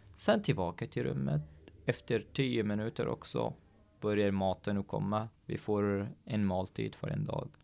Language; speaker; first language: Swedish; non-native, fluent; Arabic